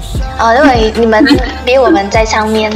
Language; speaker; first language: Chinese; non-native, fluent; Vietnamese